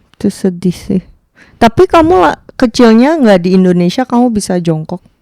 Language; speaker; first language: Indonesian; native; Indonesian